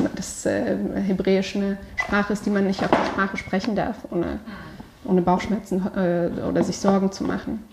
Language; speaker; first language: German; native; German